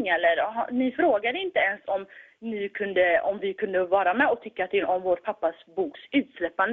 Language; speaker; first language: Swedish; early bilingual, other home language; Tigrinya